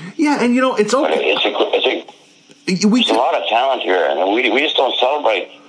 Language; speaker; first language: English; native; English